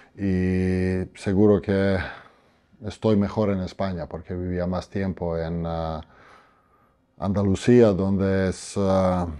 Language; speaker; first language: Spanish; non-native, fluent; Croatian